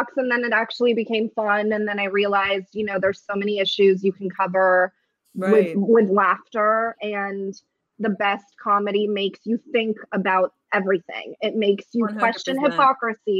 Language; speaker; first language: English; early bilingual, other home language; Russian